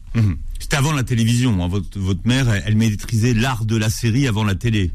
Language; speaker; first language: French; native; French